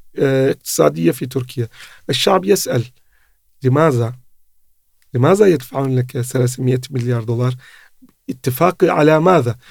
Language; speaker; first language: Arabic; non-native, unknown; Turkish